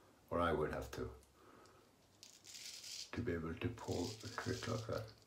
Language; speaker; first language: English; non-native, fluent; Swedish